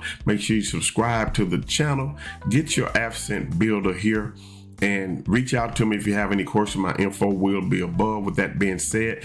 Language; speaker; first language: English; native; English